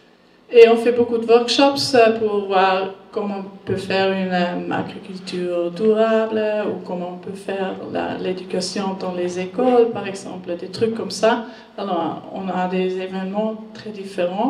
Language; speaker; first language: French; non-native, learner; German